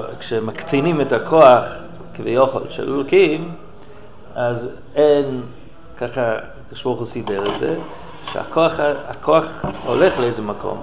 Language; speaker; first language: Hebrew; non-native, fluent; English